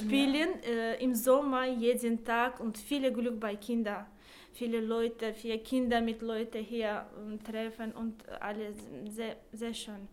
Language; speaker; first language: German; non-native, learner; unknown